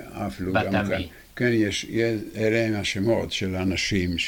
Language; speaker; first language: Hebrew; non-native, fluent; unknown